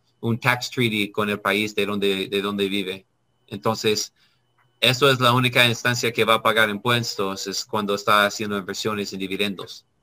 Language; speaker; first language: Spanish; non-native, learner; English